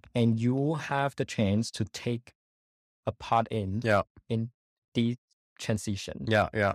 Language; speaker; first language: English; non-native, fluent; Indonesian